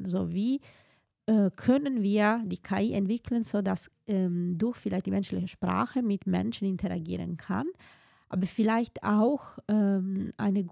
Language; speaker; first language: German; non-native, fluent; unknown